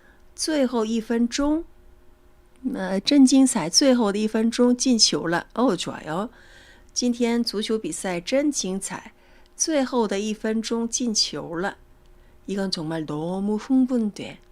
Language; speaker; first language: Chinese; native; Chinese